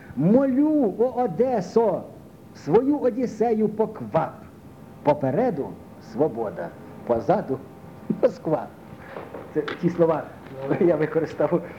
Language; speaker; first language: Ukrainian; native; Ukrainian